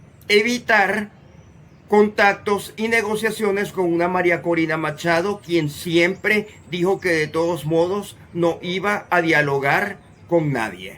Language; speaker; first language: Spanish; native; Spanish